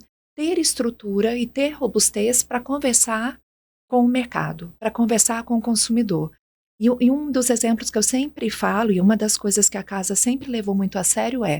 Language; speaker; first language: Portuguese; native; Portuguese